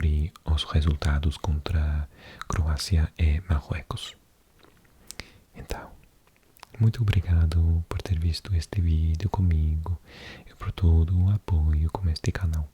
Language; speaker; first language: Portuguese; non-native, learner; English